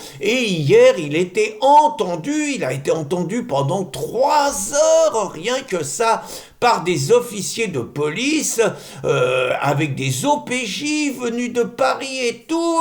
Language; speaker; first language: French; native; French